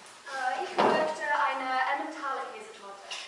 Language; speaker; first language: German; non-native, learner; English